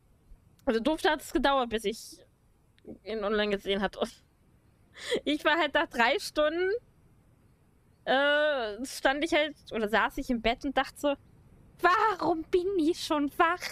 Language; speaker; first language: German; native; German